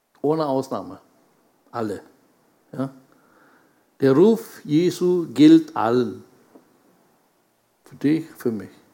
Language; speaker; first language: German; non-native, fluent; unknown